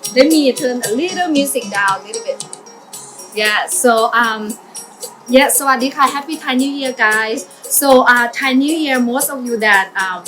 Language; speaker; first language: English; non-native, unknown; Thai